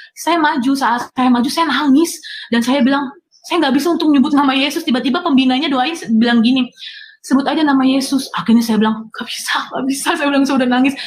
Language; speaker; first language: Indonesian; native; Indonesian